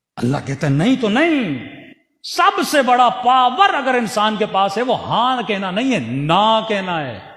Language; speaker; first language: Urdu; early bilingual, heritage; Urdu